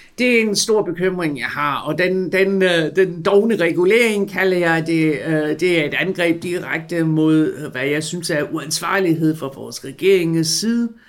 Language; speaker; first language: Danish; non-native, fluent; English